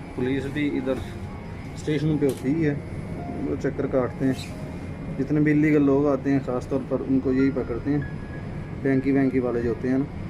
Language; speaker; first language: Urdu; non-native, local second language; Punjabi